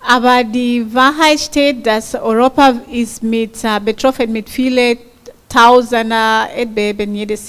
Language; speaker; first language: German; non-native, fluent; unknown